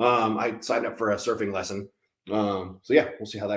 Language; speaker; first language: English; native; English